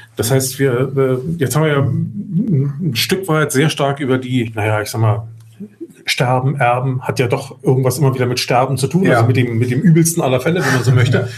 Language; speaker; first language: German; native; German